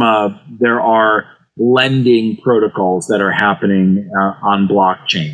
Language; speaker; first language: English; native; English